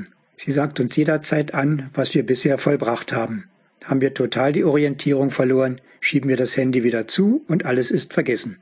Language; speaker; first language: German; native; German